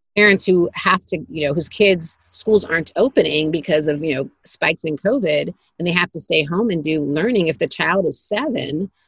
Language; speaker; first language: English; native; English